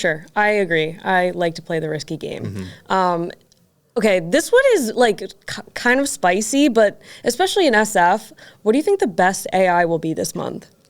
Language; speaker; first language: English; native; English